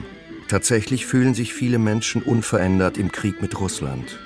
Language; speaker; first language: German; native; German